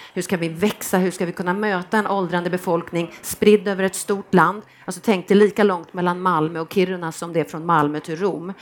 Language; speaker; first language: Swedish; native; Swedish